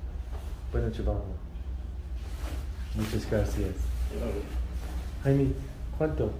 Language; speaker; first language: Spanish; non-native, learner; English